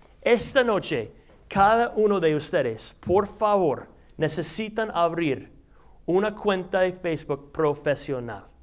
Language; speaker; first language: Spanish; non-native, fluent; English